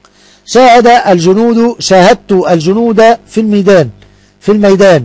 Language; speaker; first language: Arabic; native; Arabic